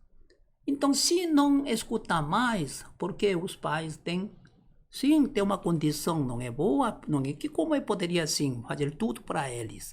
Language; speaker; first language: Portuguese; non-native, learner; Korean